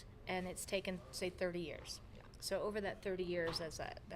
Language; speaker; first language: English; native; English